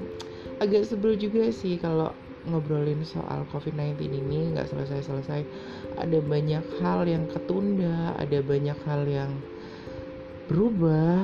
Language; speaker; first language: Indonesian; native; Indonesian